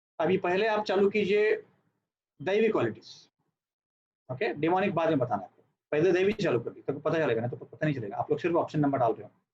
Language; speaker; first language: Hindi; non-native, local second language; Marathi